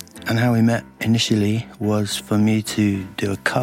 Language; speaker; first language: English; native; English